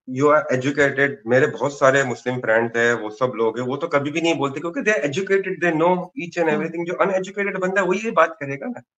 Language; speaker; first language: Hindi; native; Hindi